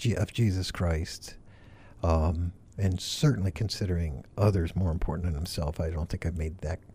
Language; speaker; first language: English; native; English